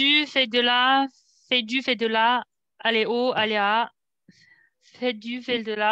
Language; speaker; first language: French; non-native, fluent; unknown